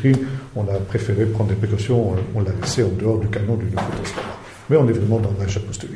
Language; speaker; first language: French; native; French